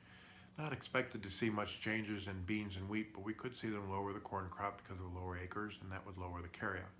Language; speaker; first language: English; native; English